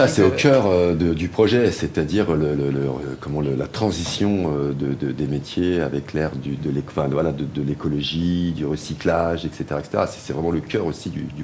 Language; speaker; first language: French; native; French